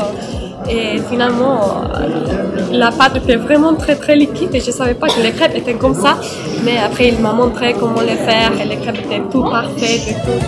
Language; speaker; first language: French; non-native, fluent; Spanish